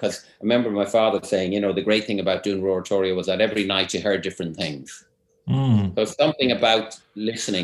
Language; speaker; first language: English; native; English